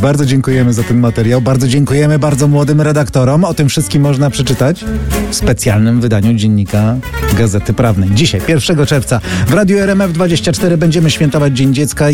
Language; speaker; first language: Polish; native; Polish